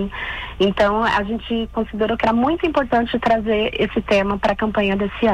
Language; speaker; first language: Portuguese; native; Portuguese